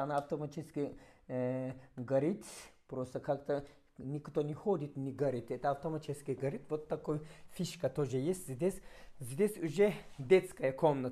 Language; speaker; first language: Russian; non-native, fluent; Turkish